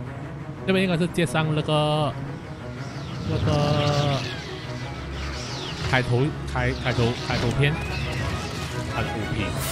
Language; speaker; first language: Chinese; native; Chinese